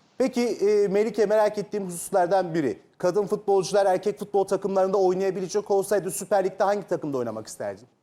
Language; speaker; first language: Turkish; native; Turkish